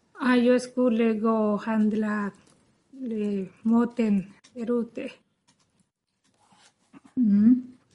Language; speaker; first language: Swedish; non-native, learner; Spanish